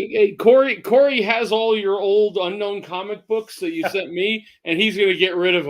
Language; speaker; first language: English; native; English